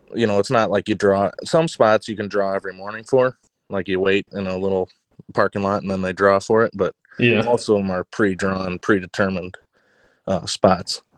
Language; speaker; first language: English; native; English